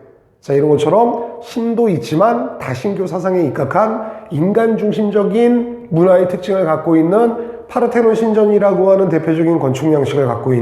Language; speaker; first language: Korean; native; Korean